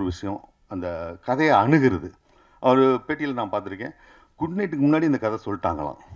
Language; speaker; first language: Tamil; native; Tamil